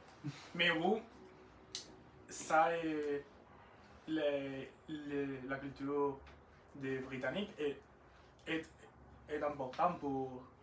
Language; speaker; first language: French; non-native, learner; Spanish